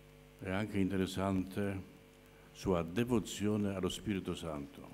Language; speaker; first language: Italian; non-native, fluent; Polish